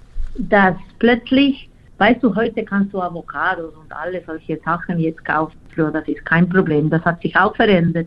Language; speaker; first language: German; non-native, fluent; Spanish